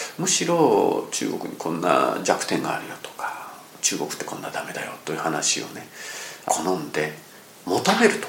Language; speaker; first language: Japanese; native; Japanese